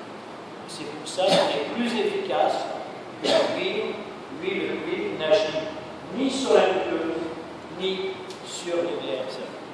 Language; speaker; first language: French; native; French